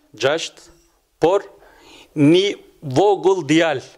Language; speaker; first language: Albanian; non-native, learner; Turkish